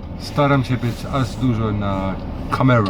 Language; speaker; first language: Polish; non-native, learner; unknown